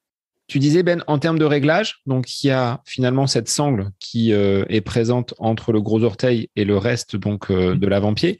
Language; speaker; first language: French; native; French